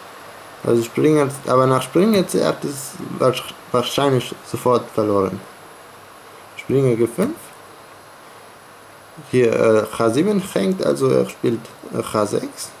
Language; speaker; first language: German; non-native, fluent; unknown